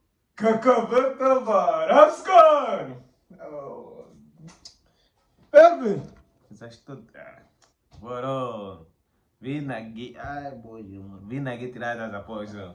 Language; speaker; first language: Bulgarian; non-native, learner; Portuguese